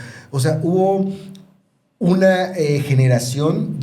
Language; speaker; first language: Spanish; native; Spanish